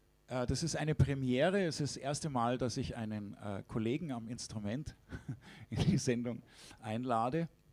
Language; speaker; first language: German; native; German